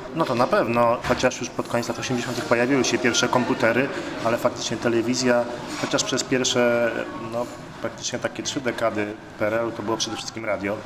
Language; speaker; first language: Polish; native; Polish